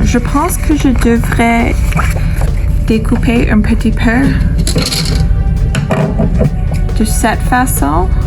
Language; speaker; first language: French; non-native, fluent; English